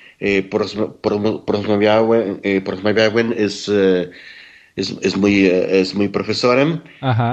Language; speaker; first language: Polish; non-native, learner; Spanish